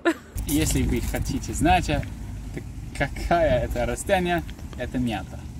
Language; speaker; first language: Russian; non-native, learner; English